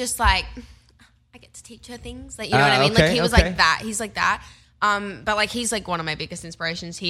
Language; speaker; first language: English; native; English